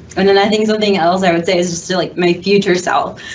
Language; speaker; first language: English; native; English